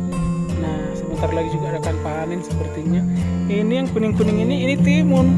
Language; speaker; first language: Indonesian; non-native, local second language; Batak Toba